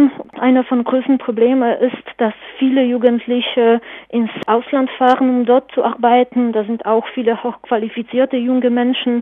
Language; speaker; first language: German; non-native, fluent; Polish